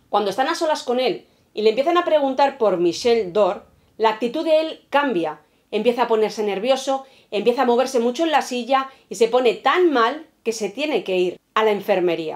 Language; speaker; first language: Spanish; native; Spanish